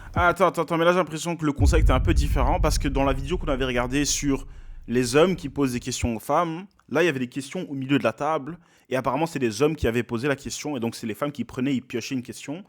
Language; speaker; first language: French; native; French